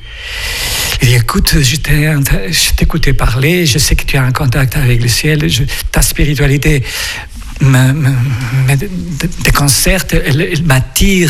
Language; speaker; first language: French; non-native, fluent; Spanish